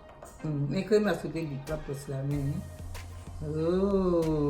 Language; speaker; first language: French; non-native, learner; Haitian Creole